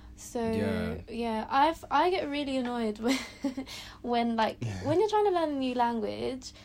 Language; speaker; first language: English; native; English